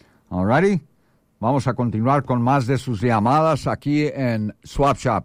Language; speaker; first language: Spanish; early bilingual, heritage; Spanish